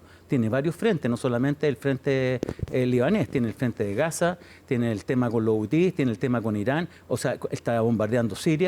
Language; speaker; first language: Spanish; native; Spanish